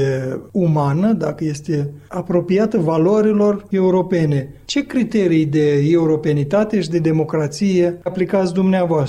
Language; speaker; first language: Romanian; native; Romanian